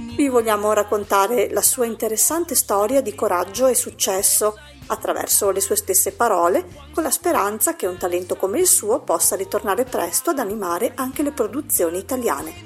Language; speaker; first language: Italian; native; Italian